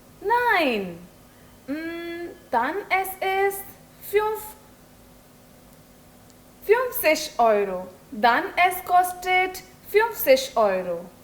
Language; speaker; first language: German; non-native, learner; Hindi